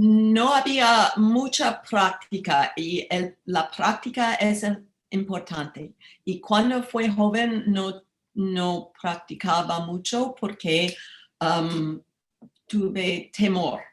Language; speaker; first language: Spanish; non-native, learner; English